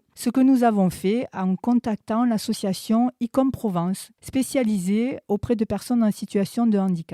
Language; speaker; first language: French; native; French